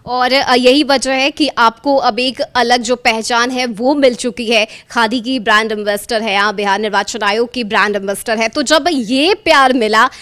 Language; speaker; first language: Hindi; native; Hindi